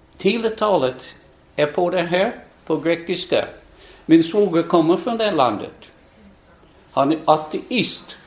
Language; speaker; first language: Swedish; non-native, fluent; English